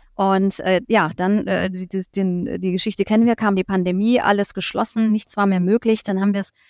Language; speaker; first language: German; native; German